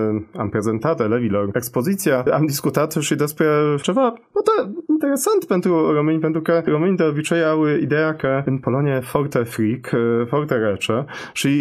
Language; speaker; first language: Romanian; non-native, fluent; Polish